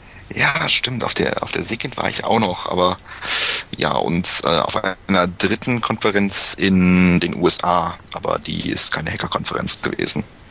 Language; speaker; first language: German; native; German